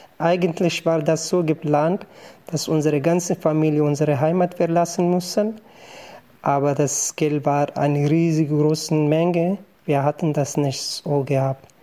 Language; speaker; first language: German; non-native, learner; Pashto